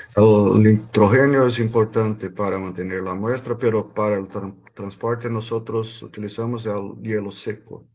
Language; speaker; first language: Spanish; non-native, fluent; Portuguese